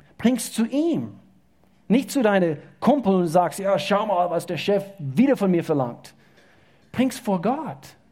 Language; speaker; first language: German; non-native, fluent; English